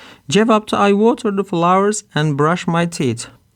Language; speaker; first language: English; non-native, fluent; Turkish